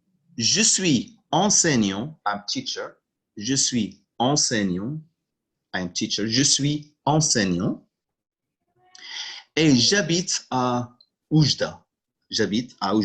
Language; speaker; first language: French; non-native, local second language; Arabic